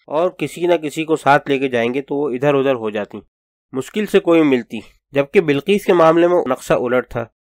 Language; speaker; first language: Urdu; native; Urdu